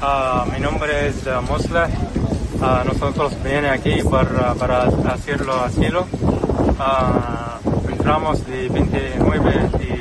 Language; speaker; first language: Spanish; non-native, learner; Arabic